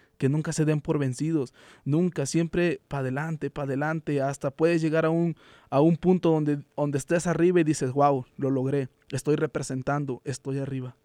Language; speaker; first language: Spanish; native; Spanish